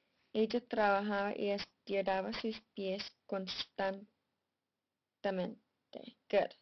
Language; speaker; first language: Spanish; non-native, fluent; English